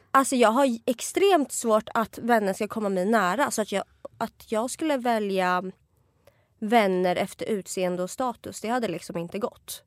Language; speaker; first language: Swedish; native; Swedish